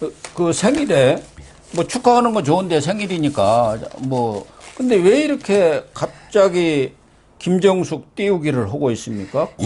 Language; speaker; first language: Korean; native; Korean